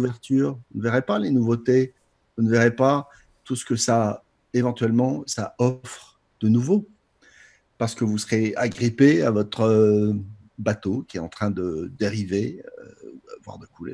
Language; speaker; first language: French; native; French